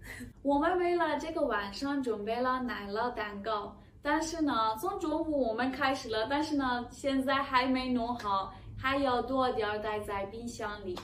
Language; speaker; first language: Chinese; non-native, fluent; Persian